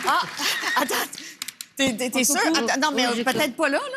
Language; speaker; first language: French; native; French